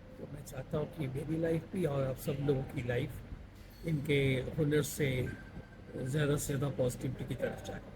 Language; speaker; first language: Hindi; non-native, local second language; Punjabi